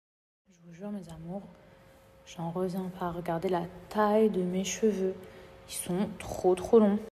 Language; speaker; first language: French; native; French